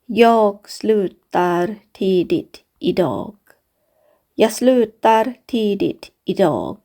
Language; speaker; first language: Swedish; non-native, fluent; Thai